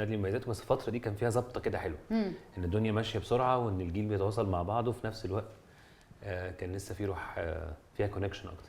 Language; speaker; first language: Arabic; native; Arabic